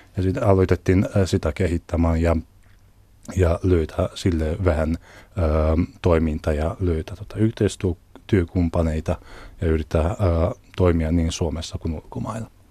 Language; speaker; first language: Finnish; non-native, fluent; Hungarian